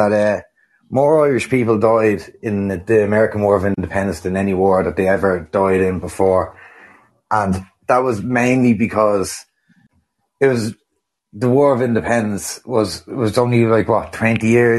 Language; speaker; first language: English; native; English